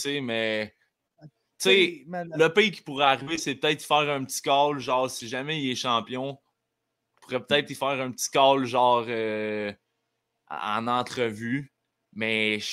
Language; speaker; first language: French; native; French